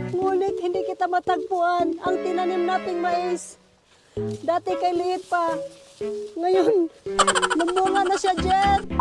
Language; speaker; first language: Filipino; non-native, local second language; Cebuano